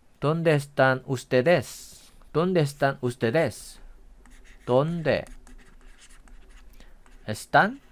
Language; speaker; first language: Spanish; non-native, fluent; Korean